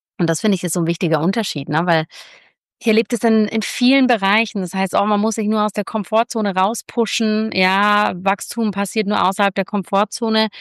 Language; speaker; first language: German; native; German